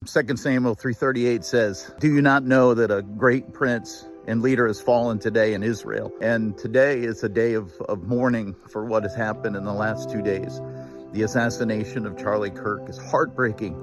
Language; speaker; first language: English; native; English